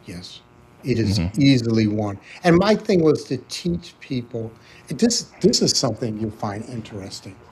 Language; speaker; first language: English; native; English